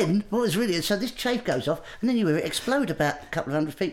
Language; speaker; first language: English; native; English